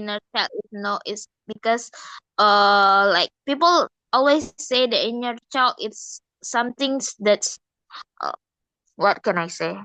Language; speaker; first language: English; non-native, learner; Indonesian